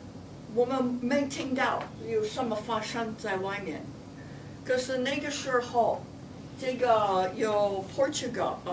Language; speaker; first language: Chinese; non-native, fluent; English